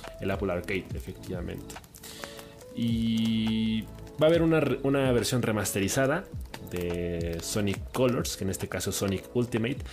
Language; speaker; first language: Spanish; native; Spanish